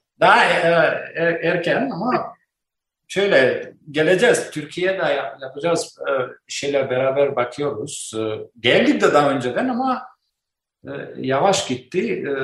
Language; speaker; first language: Turkish; non-native, learner; Albanian